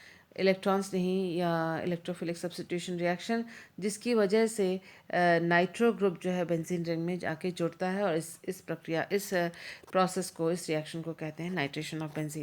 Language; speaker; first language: Hindi; native; Hindi